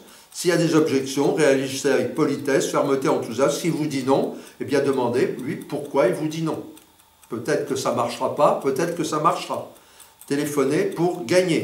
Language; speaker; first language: French; native; French